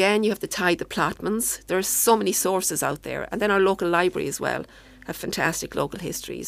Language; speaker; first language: English; native; English